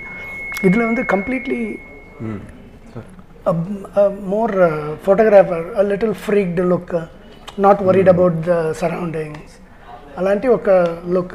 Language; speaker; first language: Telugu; non-native, learner; Tamil